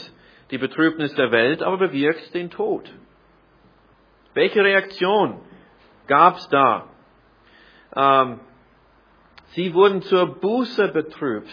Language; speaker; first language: German; non-native, fluent; English